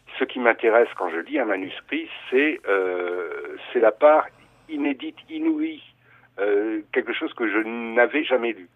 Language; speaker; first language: French; non-native, local second language; German